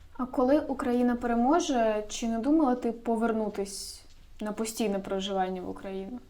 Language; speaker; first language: Ukrainian; native; Ukrainian